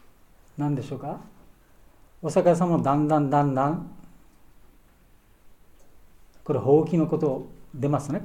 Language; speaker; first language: Japanese; non-native, learner; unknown